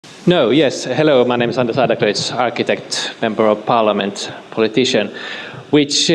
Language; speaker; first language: English; non-native, fluent; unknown